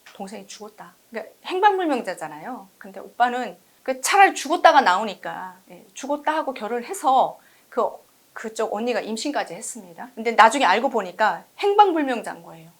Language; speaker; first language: Korean; native; Korean